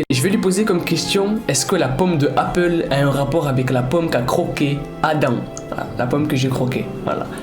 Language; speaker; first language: French; native; French